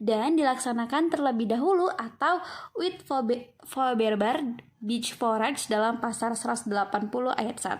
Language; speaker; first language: Indonesian; native; Indonesian